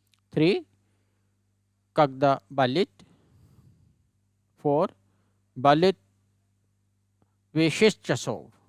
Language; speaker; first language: Russian; non-native, learner; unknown